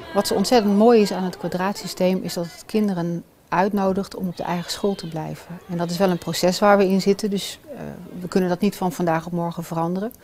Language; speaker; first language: Dutch; native; Dutch